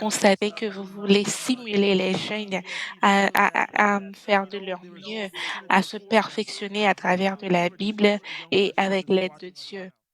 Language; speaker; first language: French; non-native, fluent; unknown